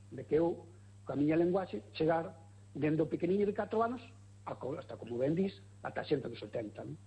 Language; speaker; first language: Galician; native; Galician